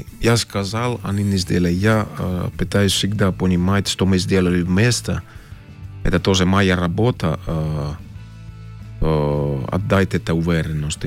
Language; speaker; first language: Russian; non-native, learner; Finnish